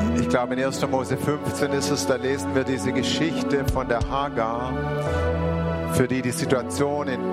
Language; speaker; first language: German; native; German